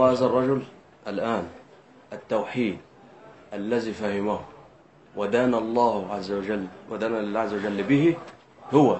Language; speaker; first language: Arabic; native; Arabic